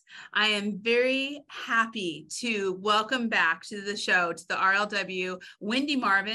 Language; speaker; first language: English; native; English